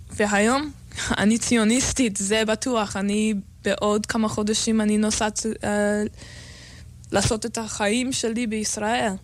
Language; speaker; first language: Hebrew; non-native, learner; English